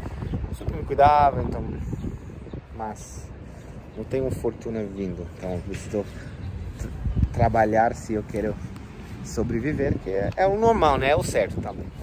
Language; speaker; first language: Portuguese; non-native, fluent; English